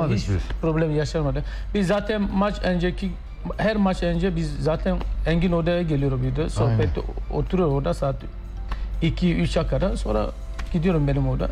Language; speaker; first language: Turkish; non-native, learner; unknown